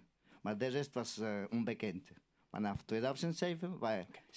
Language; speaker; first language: Dutch; non-native, learner; Aymara